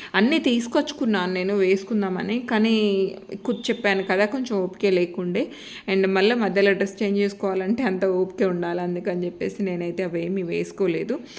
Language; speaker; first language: Telugu; non-native, local second language; Lambadi